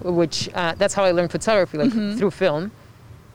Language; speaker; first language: English; non-native, fluent; Spanish